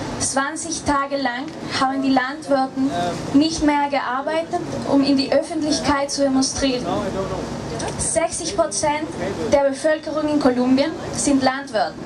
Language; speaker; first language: German; non-native, fluent; Spanish